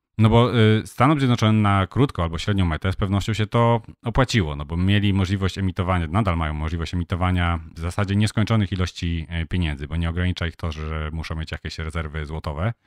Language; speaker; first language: Polish; native; Polish